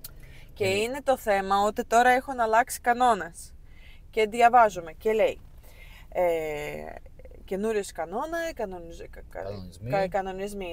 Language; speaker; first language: Greek; non-native, fluent; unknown